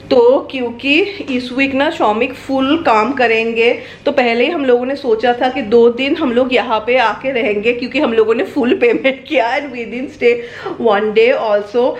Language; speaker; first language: Hindi; non-native, local second language; Bangla